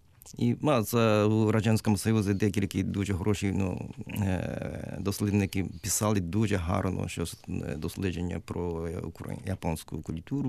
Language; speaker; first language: Ukrainian; non-native, learner; Japanese